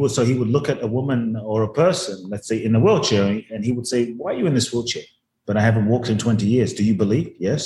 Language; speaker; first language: English; native; English